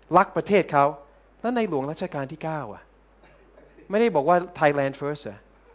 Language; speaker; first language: Thai; non-native, fluent; English